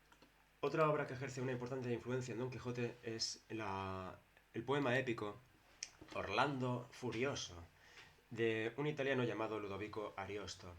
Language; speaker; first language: Spanish; native; Spanish